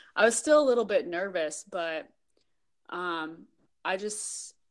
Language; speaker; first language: English; native; English